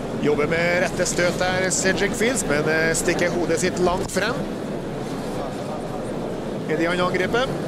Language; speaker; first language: Norwegian; native; Norwegian